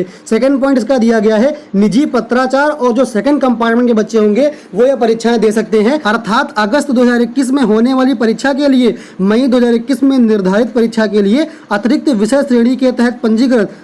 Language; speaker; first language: Hindi; native; Hindi